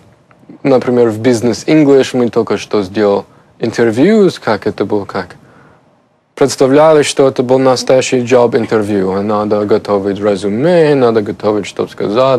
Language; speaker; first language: Russian; non-native, learner; English